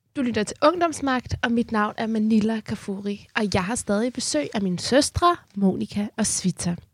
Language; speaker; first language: Danish; early bilingual, other home language; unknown